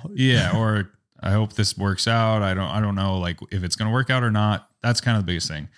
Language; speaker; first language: English; native; English